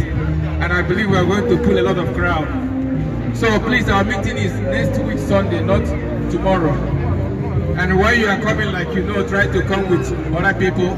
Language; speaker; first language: English; non-native, local second language; Igbo